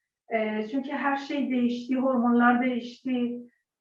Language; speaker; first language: Turkish; non-native, learner; Persian